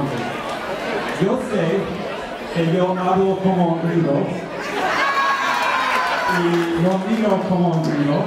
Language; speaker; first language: Spanish; non-native, learner; English